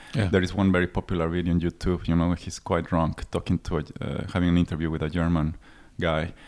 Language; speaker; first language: English; non-native, fluent; Spanish